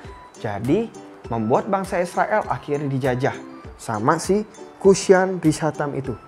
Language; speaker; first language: Indonesian; native; Indonesian